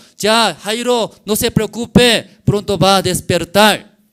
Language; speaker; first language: Spanish; non-native, learner; Korean